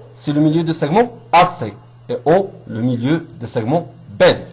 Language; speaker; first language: French; non-native, local second language; Arabic